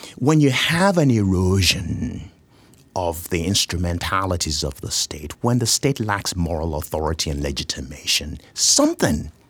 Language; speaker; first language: English; non-native, local second language; Yoruba